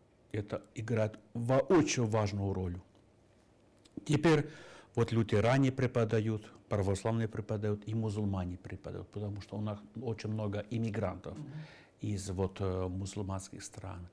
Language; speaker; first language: Russian; non-native, fluent; Finnish